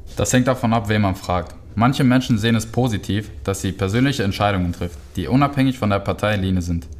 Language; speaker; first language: German; early bilingual, other home language; Spanish